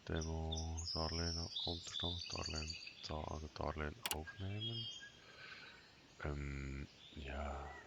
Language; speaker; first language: German; native; German